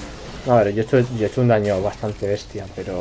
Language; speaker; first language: Spanish; native; Spanish